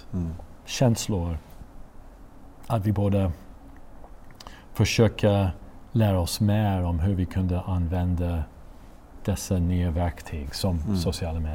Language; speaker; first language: Swedish; non-native, fluent; English